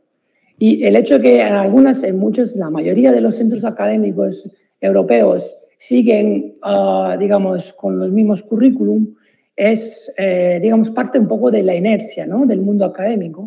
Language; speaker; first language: Spanish; non-native, fluent; Italian